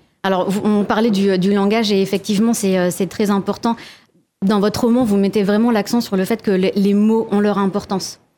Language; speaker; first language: French; native; French